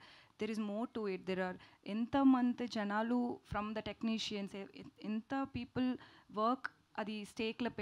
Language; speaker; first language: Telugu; non-native, learner; Tamil